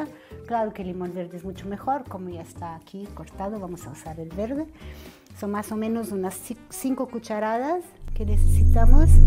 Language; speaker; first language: Spanish; non-native, fluent; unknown